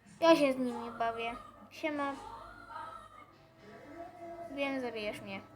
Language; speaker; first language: Polish; native; Polish